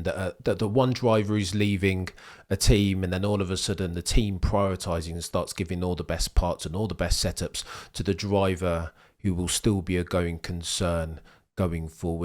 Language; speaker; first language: English; native; English